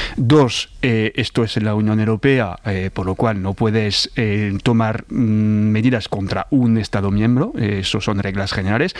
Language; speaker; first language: Spanish; non-native, fluent; French